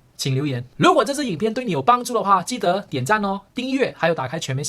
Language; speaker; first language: Chinese; early bilingual, heritage; Chinese